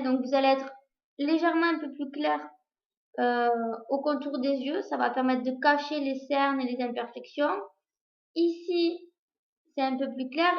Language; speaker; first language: French; native; French